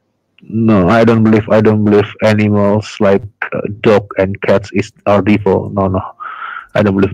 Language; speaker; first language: English; non-native, learner; Indonesian